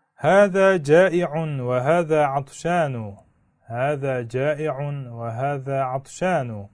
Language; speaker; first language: Arabic; non-native, fluent; Uzbek